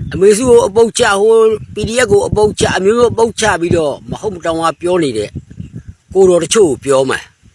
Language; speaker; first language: Burmese; native; Burmese